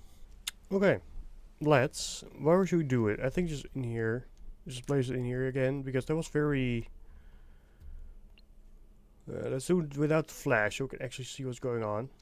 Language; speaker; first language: English; non-native, fluent; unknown